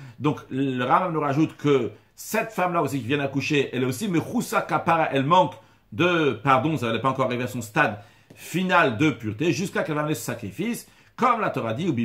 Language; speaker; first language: French; native; French